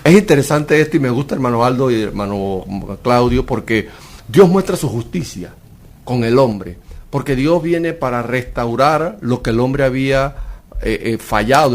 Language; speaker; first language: Spanish; native; Spanish